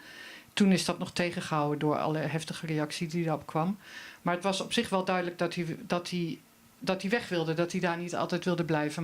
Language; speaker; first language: Dutch; native; Dutch